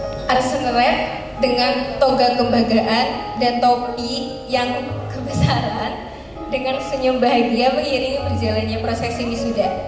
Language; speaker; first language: Indonesian; native; Indonesian